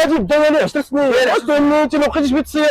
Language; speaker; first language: Arabic; native; Arabic